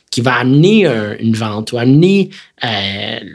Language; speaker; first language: French; native; French